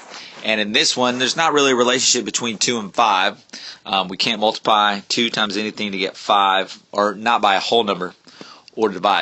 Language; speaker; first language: English; native; English